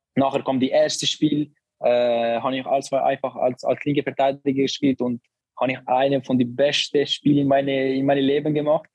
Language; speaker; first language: German; non-native, learner; Albanian